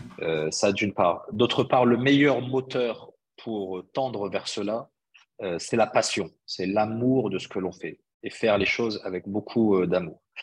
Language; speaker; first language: French; early bilingual, other home language; Arabic